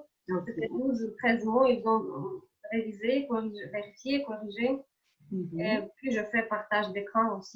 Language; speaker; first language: French; non-native, fluent; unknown